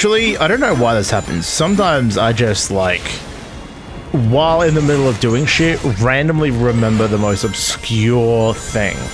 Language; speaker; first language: English; native; English